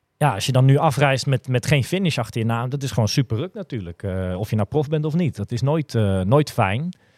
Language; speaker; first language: Dutch; native; Dutch